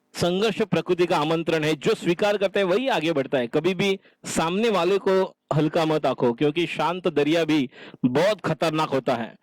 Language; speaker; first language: Hindi; non-native, local second language; Marathi